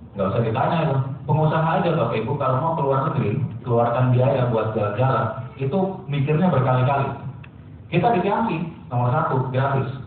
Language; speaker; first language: Indonesian; native; Indonesian